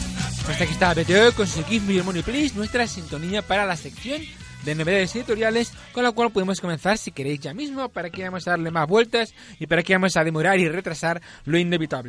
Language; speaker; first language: Spanish; native; Spanish